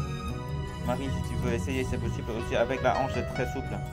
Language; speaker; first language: French; non-native, fluent; Vietnamese